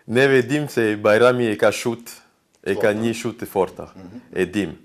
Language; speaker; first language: Albanian; non-native, learner; French